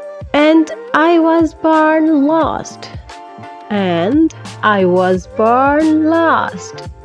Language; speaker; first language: English; non-native, fluent; Urdu